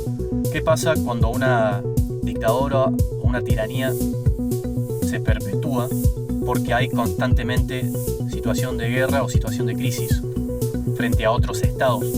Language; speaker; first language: Spanish; native; Spanish